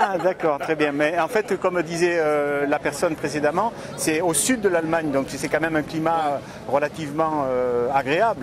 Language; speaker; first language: French; native; French